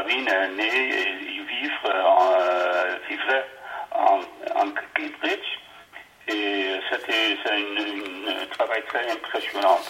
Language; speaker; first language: French; non-native, learner; Dutch